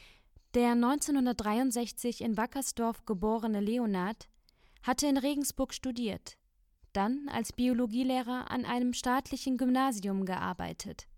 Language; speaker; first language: German; native; German